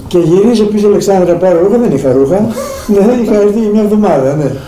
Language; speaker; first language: Greek; early bilingual, heritage; Greek